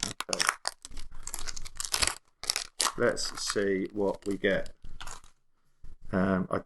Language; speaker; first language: English; native; English